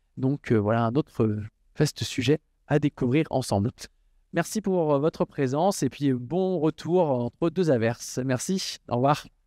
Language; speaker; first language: French; native; French